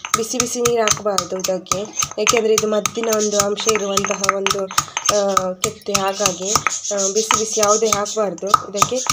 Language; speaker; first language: Kannada; non-native, local second language; Tulu